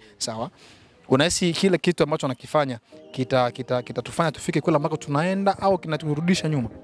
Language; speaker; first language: Swahili; native; Swahili